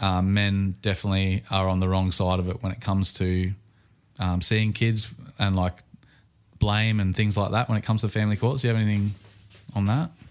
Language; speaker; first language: English; native; English